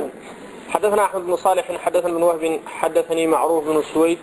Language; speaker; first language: Arabic; native; Arabic